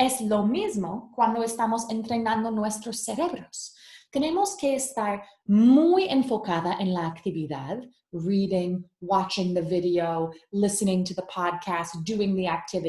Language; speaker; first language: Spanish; early bilingual, heritage; Spanish